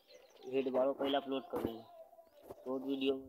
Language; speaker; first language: Hindi; non-native, local second language; Gujarati